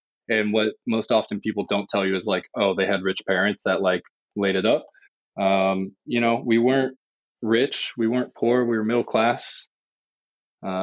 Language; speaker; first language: English; native; English